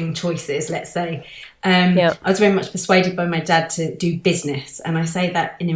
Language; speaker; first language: English; native; English